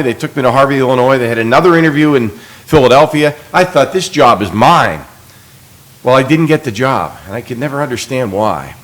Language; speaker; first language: English; native; English